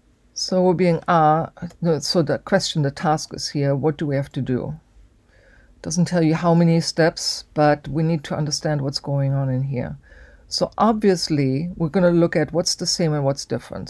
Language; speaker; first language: English; native; English